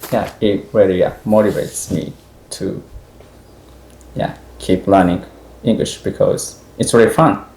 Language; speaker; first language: English; non-native, fluent; Japanese